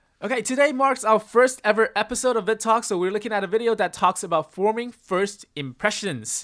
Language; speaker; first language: English; early bilingual, other home language; Chinese